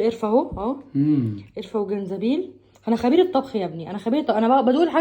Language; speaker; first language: Arabic; native; Arabic